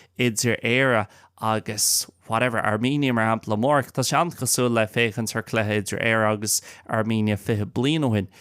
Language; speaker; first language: Irish; non-native, local second language; English